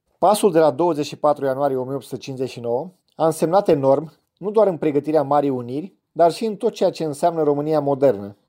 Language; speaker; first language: Romanian; native; Romanian